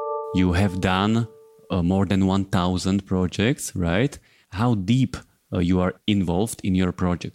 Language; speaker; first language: English; non-native, fluent; Slovak